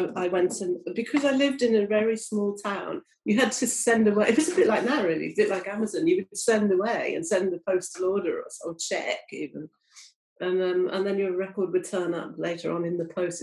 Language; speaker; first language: English; native; English